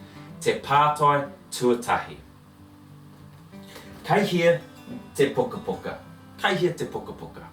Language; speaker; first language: Māori; non-native, learner; English